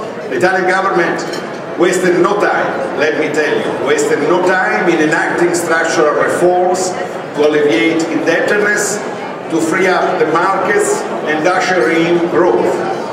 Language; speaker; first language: English; non-native, fluent; Italian